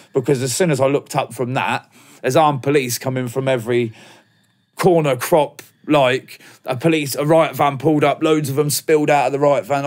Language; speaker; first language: English; native; English